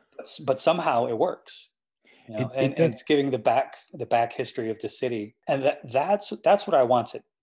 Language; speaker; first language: English; native; English